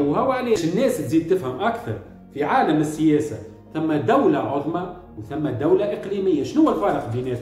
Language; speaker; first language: Arabic; native; Arabic